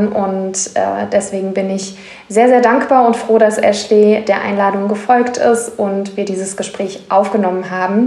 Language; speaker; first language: German; native; German